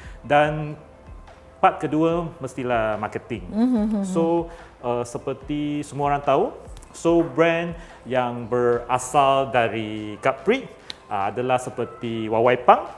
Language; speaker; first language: Malay; native; Malay